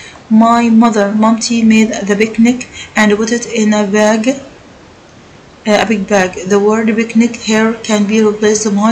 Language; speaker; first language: English; non-native, fluent; Arabic